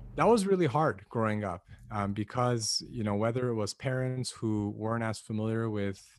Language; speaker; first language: English; native; English